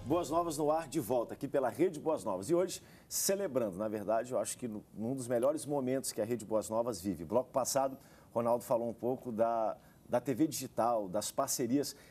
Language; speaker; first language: Portuguese; native; Portuguese